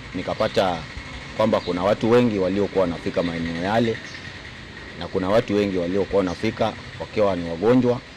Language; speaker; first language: Swahili; non-native, local second language; Luo (Kenya and Tanzania)